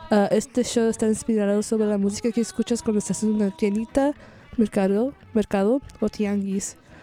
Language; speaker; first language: Spanish; early bilingual, heritage; Spanish